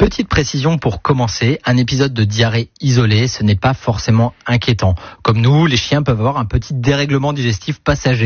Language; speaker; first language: French; native; French